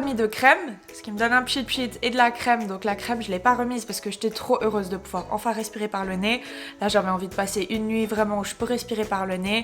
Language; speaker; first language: French; native; French